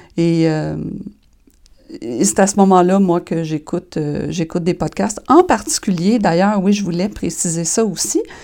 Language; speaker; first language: French; native; French